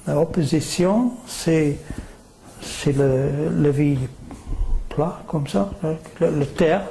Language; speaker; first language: French; non-native, learner; English